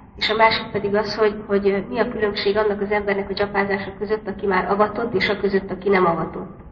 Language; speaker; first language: Hungarian; native; Hungarian